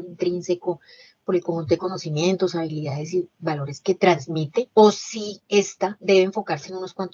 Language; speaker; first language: Spanish; native; Spanish